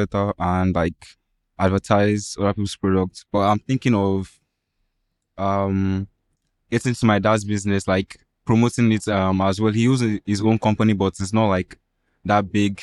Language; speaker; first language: English; non-native, local second language; Igbo